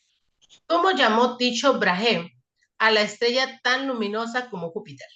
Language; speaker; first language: Spanish; native; Spanish